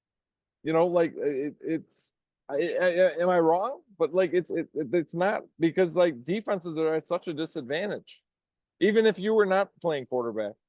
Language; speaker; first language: English; native; English